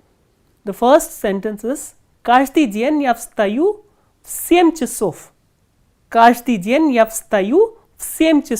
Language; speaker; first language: Russian; non-native, fluent; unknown